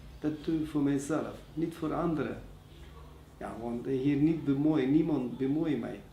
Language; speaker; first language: Dutch; non-native, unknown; Persian